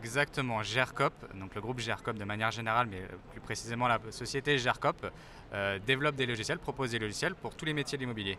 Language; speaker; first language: French; native; French